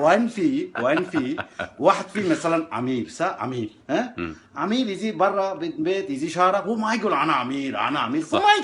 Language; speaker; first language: Arabic; non-native, learner; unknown